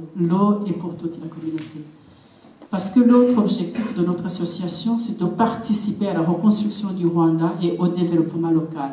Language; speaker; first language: French; non-native, local second language; Kinyarwanda